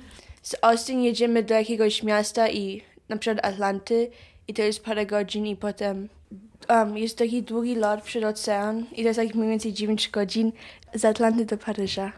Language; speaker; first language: Polish; early bilingual, heritage; Polish